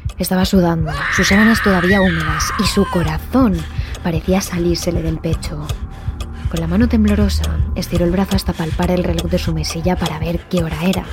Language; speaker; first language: Spanish; native; Spanish